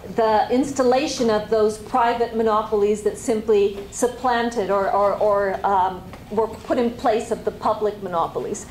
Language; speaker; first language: English; non-native, fluent; Spanish